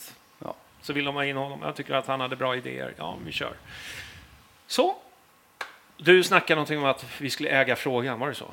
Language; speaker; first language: Swedish; native; Swedish